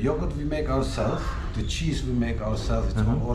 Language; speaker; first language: English; non-native, learner; Turkish